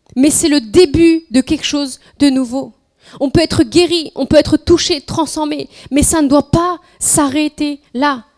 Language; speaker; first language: French; non-native, fluent; Spanish